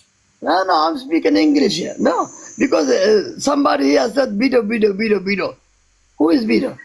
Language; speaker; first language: English; non-native, learner; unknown